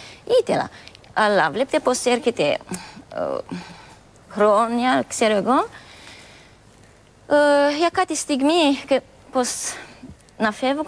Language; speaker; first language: Greek; non-native, learner; Romanian